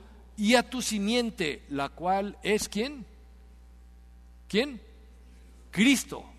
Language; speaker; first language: Spanish; native; Spanish